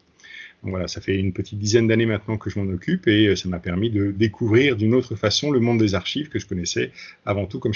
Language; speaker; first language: French; native; French